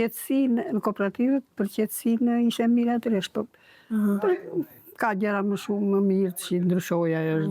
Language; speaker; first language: Albanian; native; Albanian